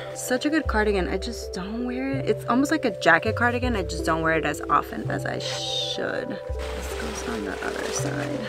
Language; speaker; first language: English; non-native, fluent; Spanish